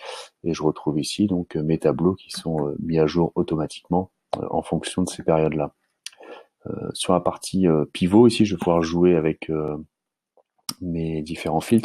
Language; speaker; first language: French; native; French